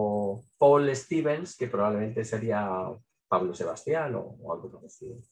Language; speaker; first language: Spanish; native; Spanish